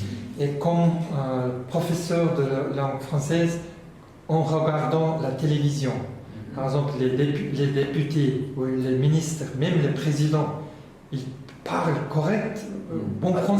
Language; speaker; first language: French; non-native, learner; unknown